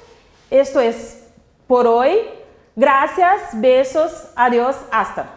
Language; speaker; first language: Spanish; non-native, fluent; Portuguese